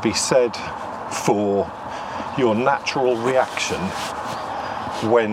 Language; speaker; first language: English; native; English